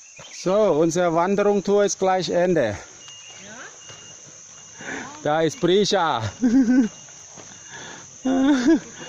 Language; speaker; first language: German; non-native, learner; Thai